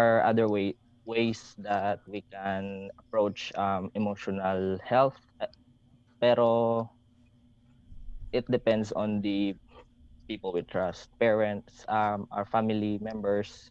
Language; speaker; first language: English; non-native, local second language; Hiligaynon